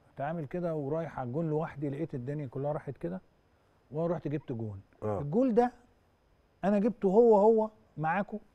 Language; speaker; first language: Arabic; native; Arabic